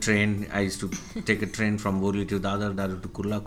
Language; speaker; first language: English; non-native, local second language; Marathi